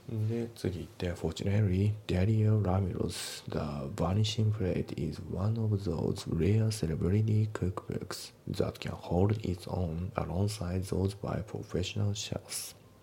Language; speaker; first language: English; non-native, fluent; Japanese